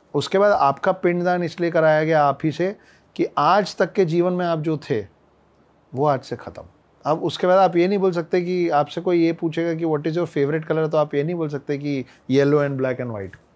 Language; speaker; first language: Hindi; native; Hindi